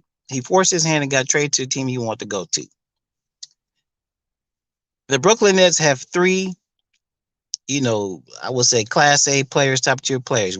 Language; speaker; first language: English; native; English